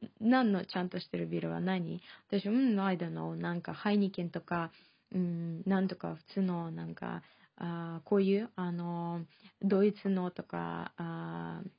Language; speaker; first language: Japanese; non-native, fluent; Chinese